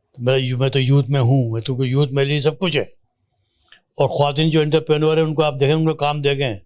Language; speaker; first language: Urdu; native; Urdu